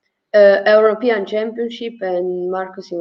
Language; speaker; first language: English; non-native, learner; Italian